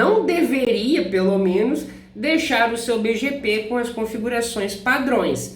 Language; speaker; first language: Portuguese; native; Portuguese